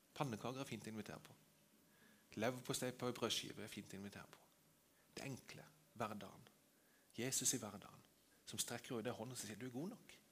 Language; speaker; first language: Norwegian; native; Norwegian